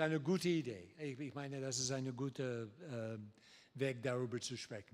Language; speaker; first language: German; non-native, learner; English